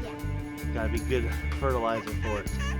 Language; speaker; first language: English; native; English